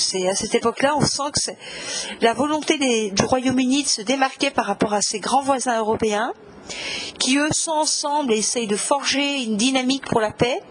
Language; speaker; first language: French; native; French